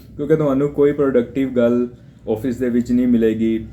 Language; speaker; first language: Urdu; non-native, local second language; Punjabi